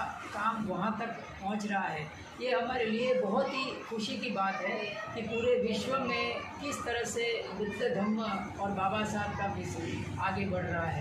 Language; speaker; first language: Hindi; non-native, local second language; Marathi